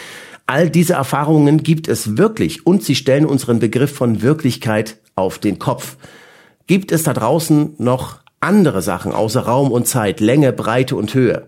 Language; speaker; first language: German; native; German